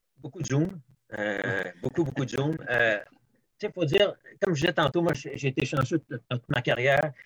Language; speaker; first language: French; native; French